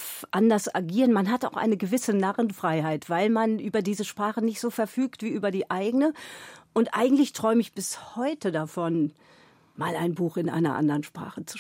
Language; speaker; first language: German; native; German